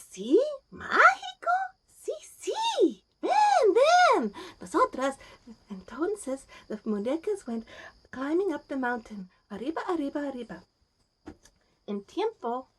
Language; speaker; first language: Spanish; non-native, learner; English